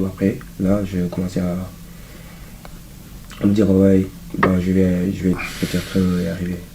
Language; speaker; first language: French; non-native, local second language; Wolof